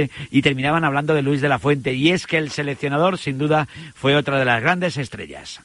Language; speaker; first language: Spanish; native; Spanish